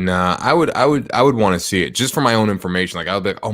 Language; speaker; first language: English; native; English